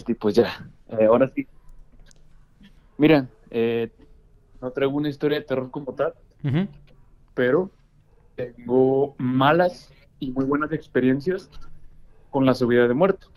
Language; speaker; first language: Spanish; native; Spanish